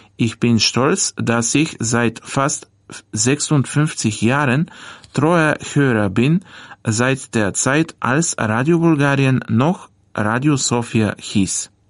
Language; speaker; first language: German; non-native, fluent; Bulgarian